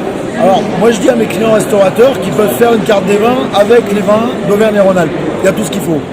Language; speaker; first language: French; native; French